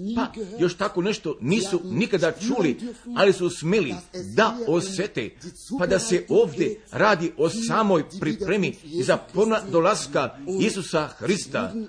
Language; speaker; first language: Croatian; early bilingual, heritage; Croatian